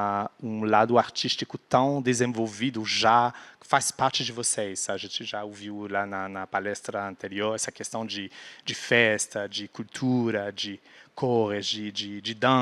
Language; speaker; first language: Portuguese; non-native, fluent; French